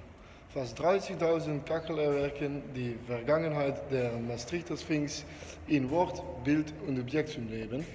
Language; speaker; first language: German; non-native, learner; Dutch